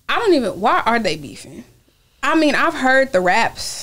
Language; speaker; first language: English; native; English